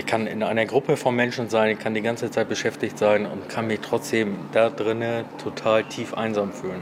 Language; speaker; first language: German; native; German